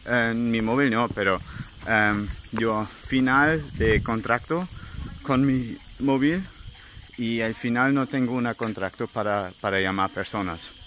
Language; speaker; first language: Spanish; non-native, learner; German